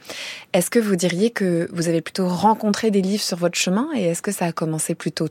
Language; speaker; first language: French; native; French